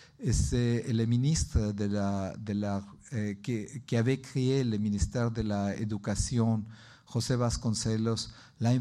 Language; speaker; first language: French; non-native, learner; Spanish